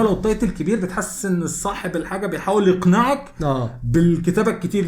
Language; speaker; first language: Arabic; native; Arabic